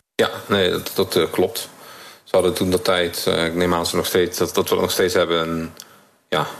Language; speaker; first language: Dutch; native; Dutch